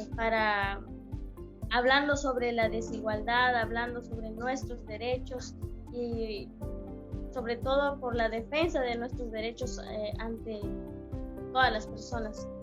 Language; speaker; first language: Spanish; non-native, local second language; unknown